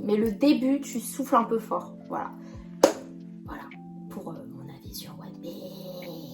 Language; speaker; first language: French; native; French